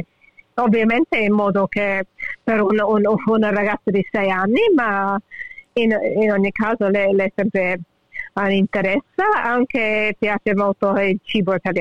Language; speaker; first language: Italian; early bilingual, heritage; English